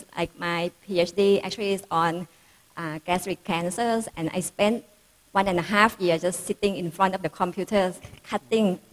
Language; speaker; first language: English; non-native, fluent; Thai